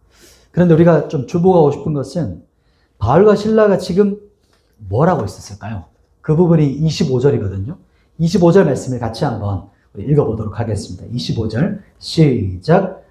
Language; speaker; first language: Korean; native; Korean